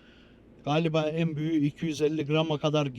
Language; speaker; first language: Turkish; early bilingual, heritage; Turkish